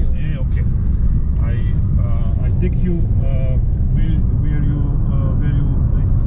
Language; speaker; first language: English; non-native, learner; Serbian